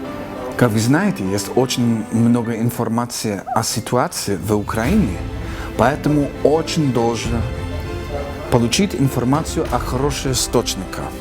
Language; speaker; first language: Russian; non-native, learner; English